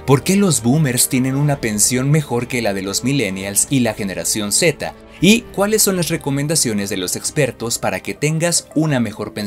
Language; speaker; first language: Spanish; native; Spanish